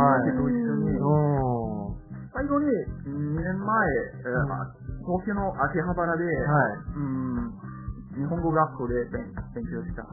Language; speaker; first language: Japanese; non-native, learner; Italian